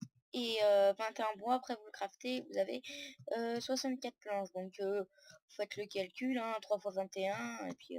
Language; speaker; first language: French; native; French